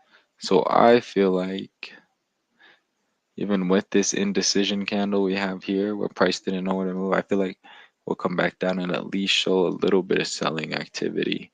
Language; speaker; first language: English; native; English